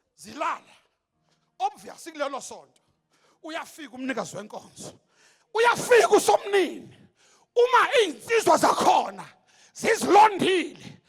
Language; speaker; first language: Zulu; native; Zulu